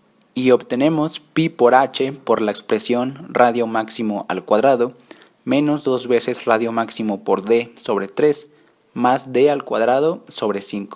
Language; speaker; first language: Spanish; native; Spanish